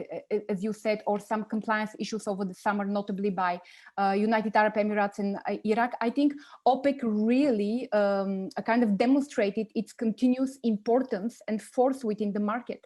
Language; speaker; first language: English; non-native, fluent; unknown